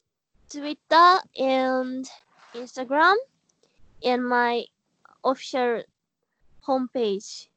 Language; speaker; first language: English; non-native, learner; Japanese